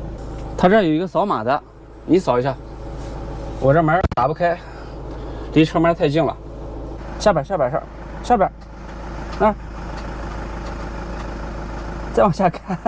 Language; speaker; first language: Chinese; native; Chinese